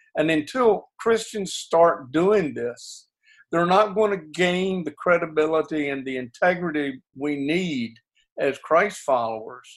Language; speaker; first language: English; native; English